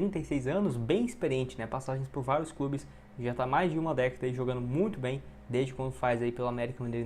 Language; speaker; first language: Portuguese; native; Portuguese